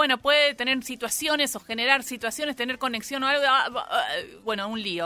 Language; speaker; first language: Spanish; native; Spanish